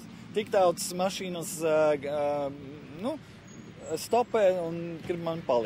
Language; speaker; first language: Latvian; non-native, learner; German